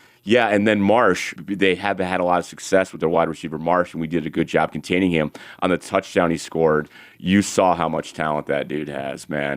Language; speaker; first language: English; native; English